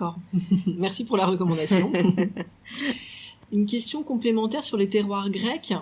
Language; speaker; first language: French; native; French